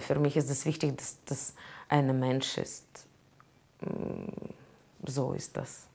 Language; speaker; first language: German; non-native, learner; Russian